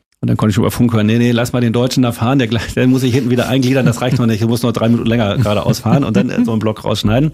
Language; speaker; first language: German; native; German